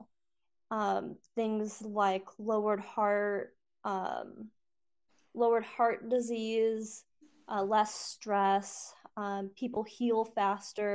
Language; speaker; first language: English; native; English